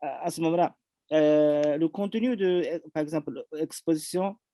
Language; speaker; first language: French; non-native, fluent; Japanese